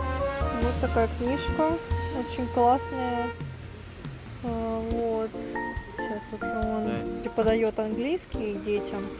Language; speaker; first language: Russian; early bilingual, heritage; Russian